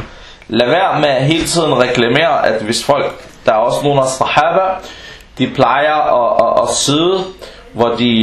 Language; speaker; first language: Danish; non-native, fluent; Arabic